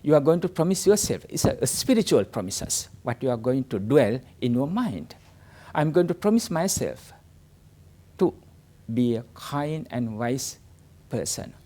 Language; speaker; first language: English; non-native, local second language; Sinhala